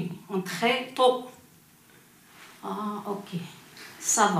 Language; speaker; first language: French; non-native, learner; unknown